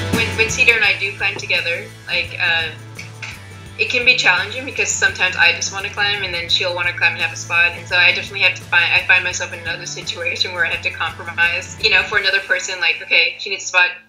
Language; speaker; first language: English; native; English